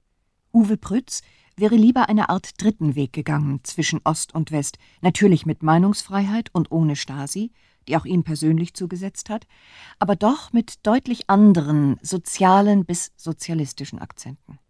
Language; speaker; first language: German; native; German